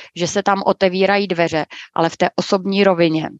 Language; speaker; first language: Czech; native; Czech